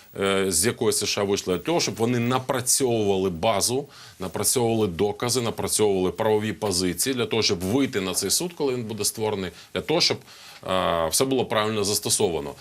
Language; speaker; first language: Ukrainian; non-native, local second language; Russian